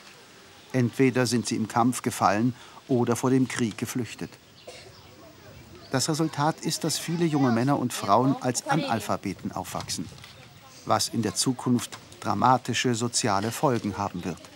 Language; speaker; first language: German; native; German